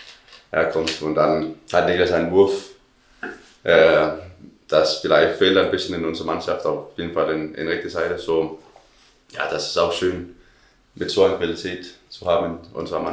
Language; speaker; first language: German; non-native, learner; Danish